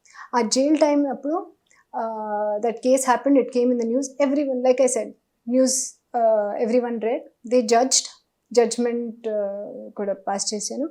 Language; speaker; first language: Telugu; non-native, local second language; Hindi